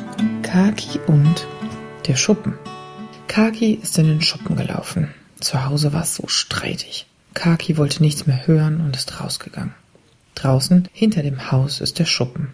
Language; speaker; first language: German; native; German